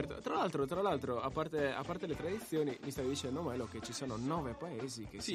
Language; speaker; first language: Italian; native; Italian